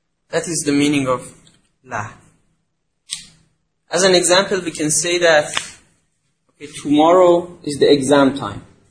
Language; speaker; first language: English; non-native, fluent; Persian